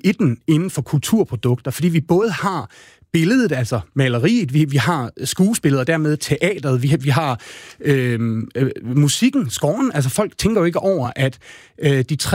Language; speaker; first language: Danish; native; Danish